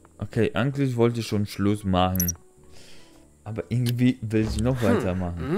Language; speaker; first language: German; non-native, learner; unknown